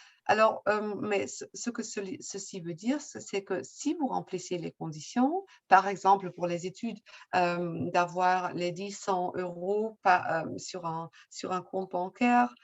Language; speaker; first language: French; non-native, fluent; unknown